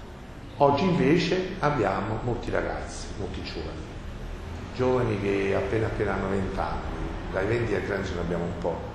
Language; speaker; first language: Italian; native; Italian